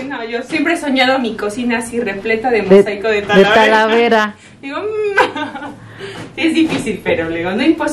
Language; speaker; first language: Spanish; native; Spanish